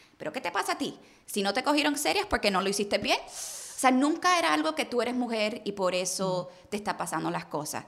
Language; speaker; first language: Spanish; early bilingual, heritage; Spanish